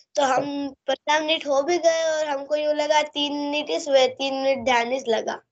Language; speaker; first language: Hindi; native; Hindi